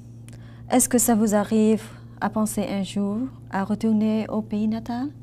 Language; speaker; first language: French; non-native, learner; Vietnamese